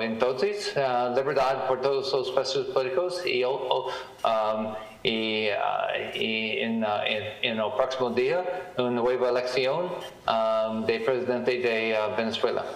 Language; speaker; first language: Spanish; non-native, learner; English